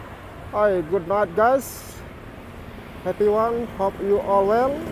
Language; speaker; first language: English; non-native, learner; Indonesian